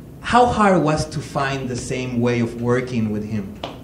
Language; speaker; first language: English; non-native, fluent; Spanish